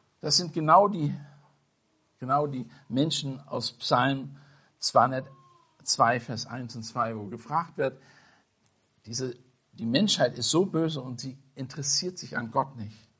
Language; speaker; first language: German; non-native, fluent; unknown